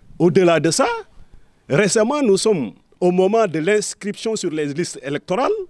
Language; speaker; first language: French; non-native, local second language; Serer